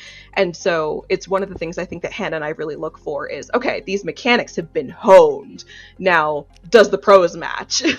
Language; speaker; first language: English; native; English